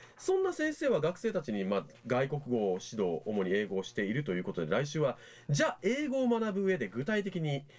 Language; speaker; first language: Japanese; native; Japanese